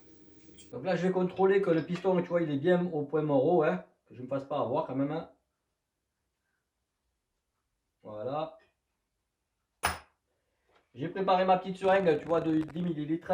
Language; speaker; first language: French; native; French